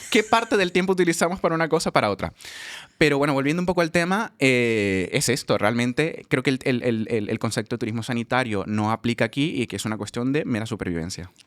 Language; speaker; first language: Spanish; native; Spanish